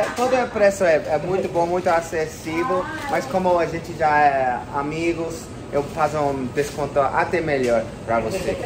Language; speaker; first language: Portuguese; non-native, fluent; English